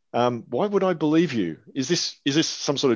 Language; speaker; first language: English; native; English